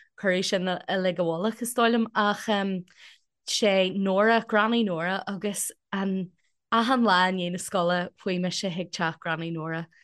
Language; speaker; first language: Irish; non-native, local second language; English